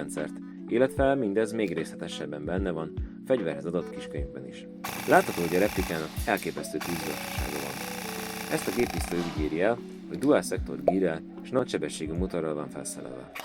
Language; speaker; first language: Hungarian; native; Hungarian